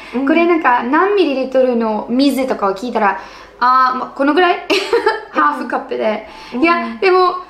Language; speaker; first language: Japanese; non-native, fluent; English